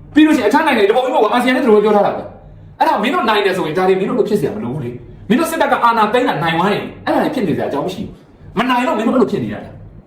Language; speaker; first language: Burmese; native; Burmese